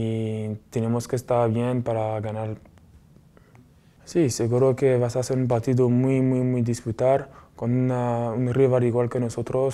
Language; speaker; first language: Spanish; non-native, fluent; French